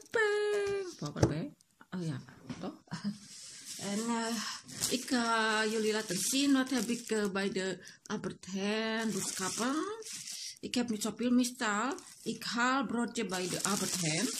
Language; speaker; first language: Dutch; non-native, learner; Indonesian